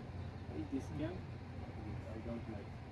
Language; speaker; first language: English; non-native, learner; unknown